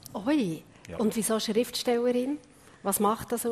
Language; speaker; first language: German; native; German